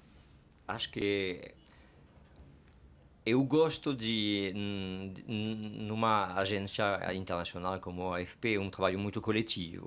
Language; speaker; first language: Portuguese; non-native, fluent; French